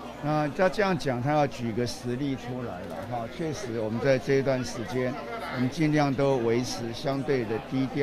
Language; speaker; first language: Chinese; native; Chinese